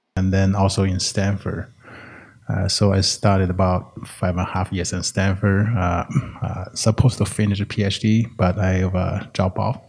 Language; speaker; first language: English; non-native, learner; Chinese